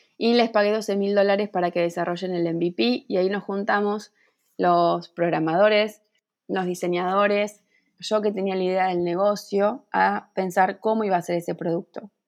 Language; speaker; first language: Spanish; native; Spanish